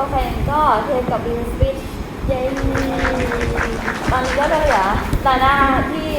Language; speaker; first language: Thai; native; Thai